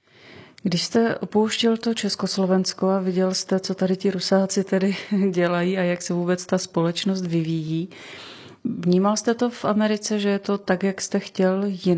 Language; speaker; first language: Czech; native; Czech